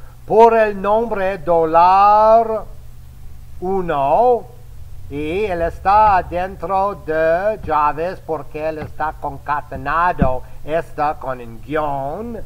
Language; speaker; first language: Spanish; non-native, fluent; English